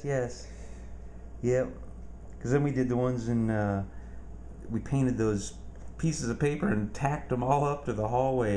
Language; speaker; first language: English; native; English